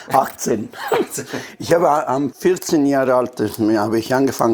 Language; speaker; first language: German; non-native, fluent; Italian